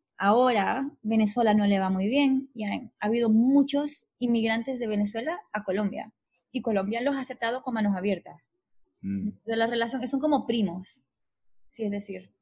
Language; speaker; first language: Spanish; native; Spanish